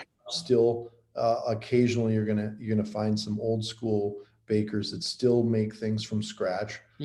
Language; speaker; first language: English; native; English